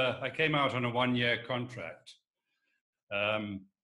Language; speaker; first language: English; native; English